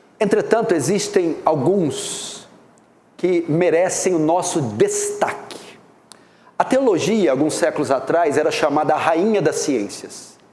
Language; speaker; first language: Portuguese; native; Portuguese